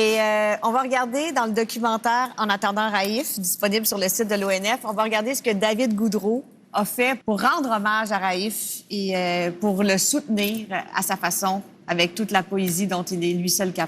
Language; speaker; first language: French; native; French